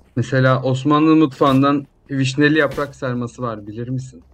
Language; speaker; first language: Turkish; native; Turkish